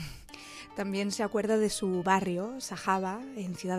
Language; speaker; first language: Spanish; native; Spanish